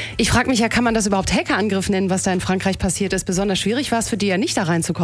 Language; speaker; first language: German; native; German